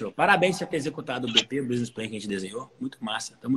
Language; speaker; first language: Portuguese; native; Portuguese